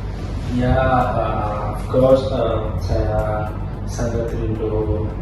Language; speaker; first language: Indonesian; non-native, learner; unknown